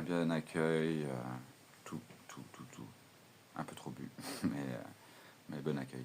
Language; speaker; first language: French; native; French